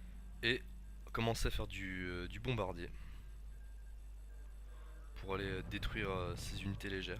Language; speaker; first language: French; native; French